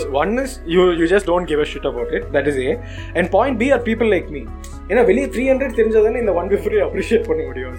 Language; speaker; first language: English; non-native, local second language; Tamil